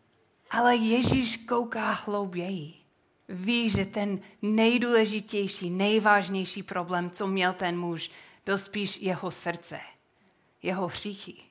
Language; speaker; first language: Czech; non-native, fluent; English